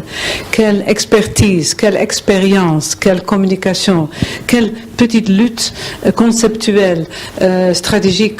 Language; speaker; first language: French; non-native, fluent; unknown